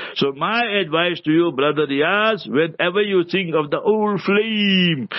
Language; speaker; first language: English; early bilingual, other home language; Urdu